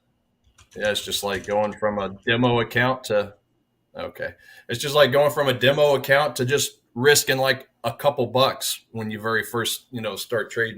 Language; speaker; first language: English; native; English